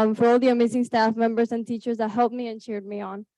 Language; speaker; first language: English; early bilingual, other home language; Spanish